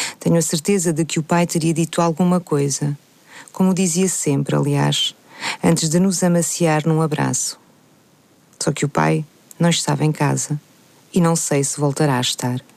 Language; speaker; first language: Portuguese; native; Portuguese